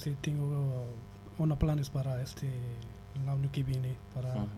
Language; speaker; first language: Spanish; non-native, learner; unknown